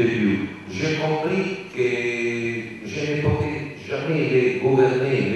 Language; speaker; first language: French; non-native, learner; Italian